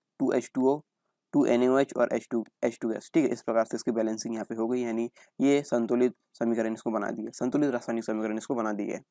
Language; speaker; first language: Hindi; native; Hindi